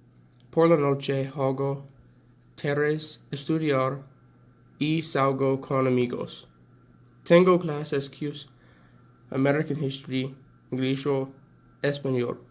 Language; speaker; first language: Spanish; non-native, learner; English